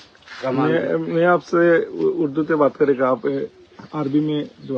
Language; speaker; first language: Hindi; non-native, learner; Bangla